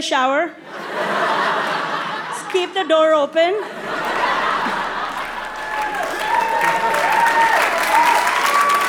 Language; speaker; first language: English; non-native, local second language; Hindi